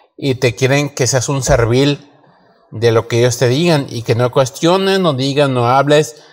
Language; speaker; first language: Spanish; native; Spanish